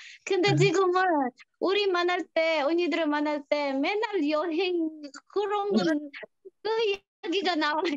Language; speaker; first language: Korean; non-native, learner; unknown